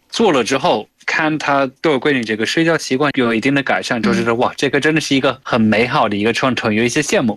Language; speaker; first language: Chinese; non-native, fluent; English